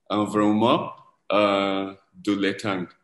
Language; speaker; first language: French; non-native, learner; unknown